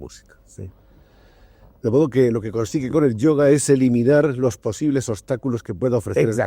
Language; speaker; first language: Spanish; native; Spanish